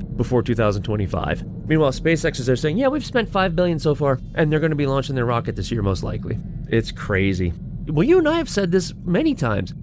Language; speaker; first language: English; native; English